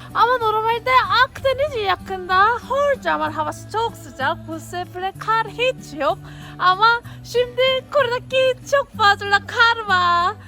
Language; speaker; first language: Turkish; non-native, learner; Korean